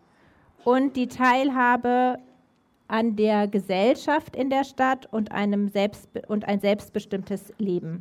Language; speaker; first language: German; native; German